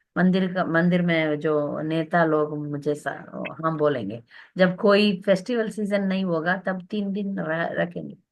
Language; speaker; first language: Hindi; non-native, local second language; Tamil